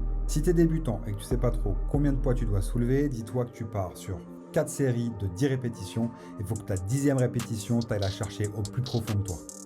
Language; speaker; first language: French; native; French